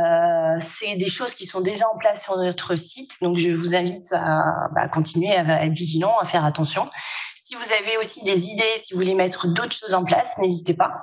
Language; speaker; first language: French; native; French